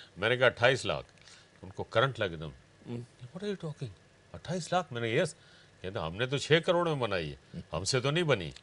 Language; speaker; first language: Urdu; non-native, local second language; Punjabi